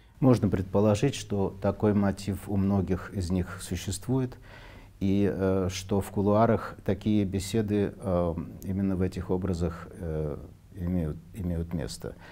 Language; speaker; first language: Russian; non-native, local second language; Armenian